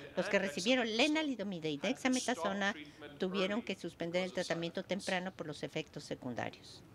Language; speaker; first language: Spanish; non-native, fluent; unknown